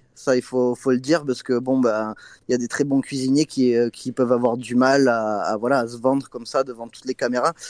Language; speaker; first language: French; non-native, fluent; English